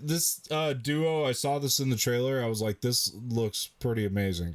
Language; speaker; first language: English; native; English